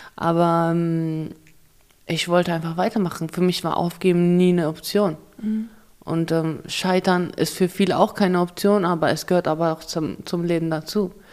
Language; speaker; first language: German; early bilingual, other home language; Russian